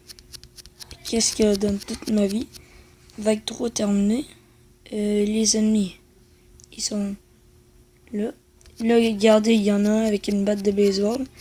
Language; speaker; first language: French; native; French